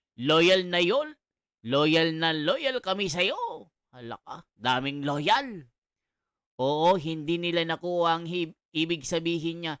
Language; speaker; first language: Filipino; native; Filipino